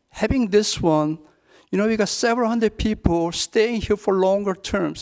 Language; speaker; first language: English; non-native, fluent; Korean